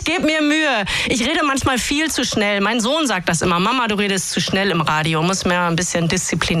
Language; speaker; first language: German; native; German